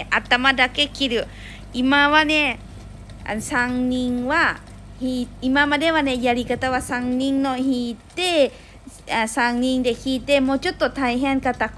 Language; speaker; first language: Japanese; non-native, learner; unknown